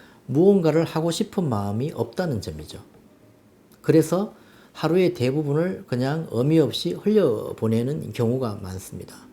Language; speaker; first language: Korean; native; Korean